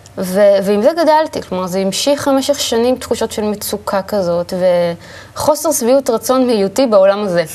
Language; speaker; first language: Hebrew; native; Hebrew